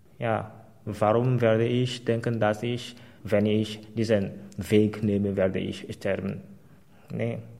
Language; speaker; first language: German; non-native, fluent; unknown